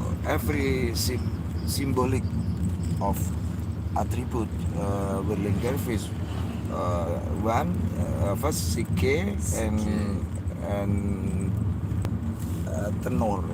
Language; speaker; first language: English; non-native, learner; Indonesian